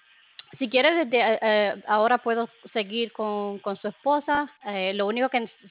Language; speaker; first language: Spanish; early bilingual, other home language; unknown